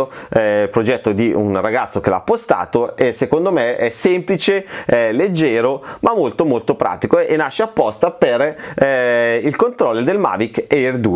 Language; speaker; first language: Italian; native; Italian